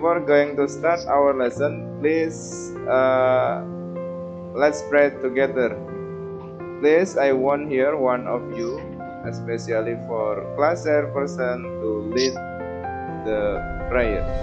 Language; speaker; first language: English; non-native, fluent; Indonesian